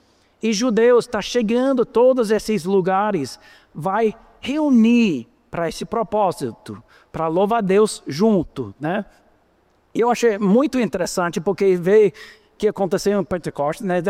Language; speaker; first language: Portuguese; non-native, fluent; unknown